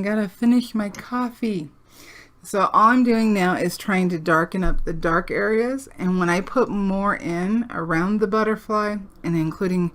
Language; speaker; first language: English; native; English